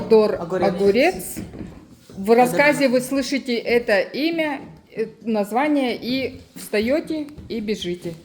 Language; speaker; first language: Russian; native; Russian